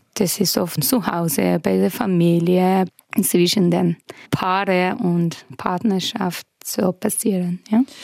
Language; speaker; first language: German; non-native, fluent; Persian